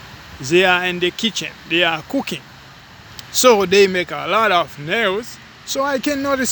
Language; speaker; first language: English; non-native, learner; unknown